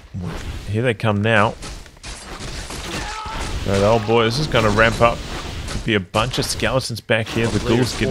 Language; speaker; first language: English; native; English